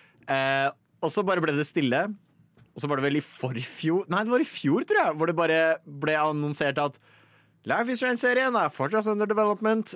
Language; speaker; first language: Norwegian; native; Norwegian